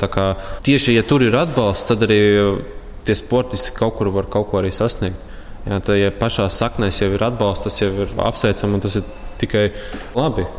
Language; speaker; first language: Latvian; native; Latvian